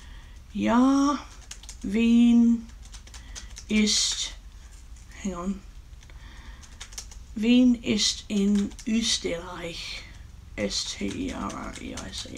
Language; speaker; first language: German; non-native, learner; English